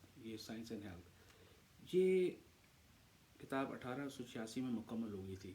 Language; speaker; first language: Urdu; native; Urdu